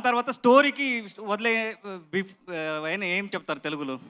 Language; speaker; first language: Telugu; non-native, learner; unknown